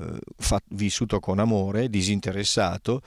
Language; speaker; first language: Italian; native; Italian